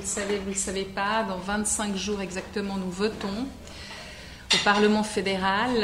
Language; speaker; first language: French; native; French